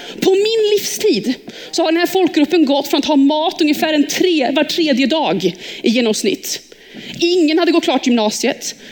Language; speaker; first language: Swedish; early bilingual, heritage; Swedish